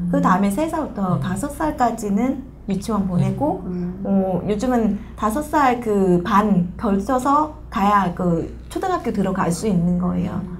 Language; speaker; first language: Korean; non-native, fluent; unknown